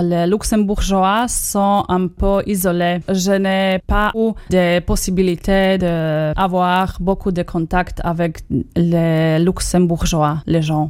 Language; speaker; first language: French; non-native, learner; Slovak